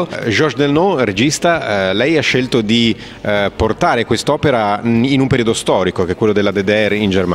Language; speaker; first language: Italian; native; Italian